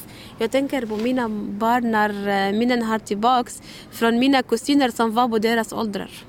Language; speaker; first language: Swedish; non-native, learner; Arabic